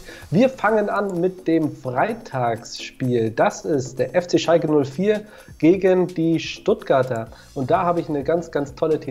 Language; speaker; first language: German; native; German